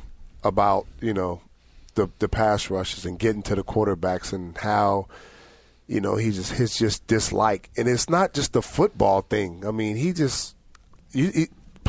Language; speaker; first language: English; native; English